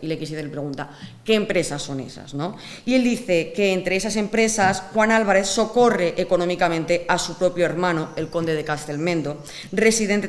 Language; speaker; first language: Spanish; native; Spanish